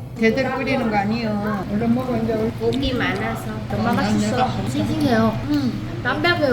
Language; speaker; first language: Korean; non-native, local second language; Vietnamese